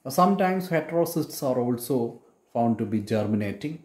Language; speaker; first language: English; non-native, local second language; Malayalam